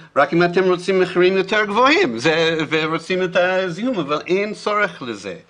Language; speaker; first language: Hebrew; non-native, fluent; English